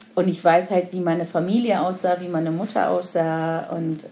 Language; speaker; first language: German; non-native, fluent; Persian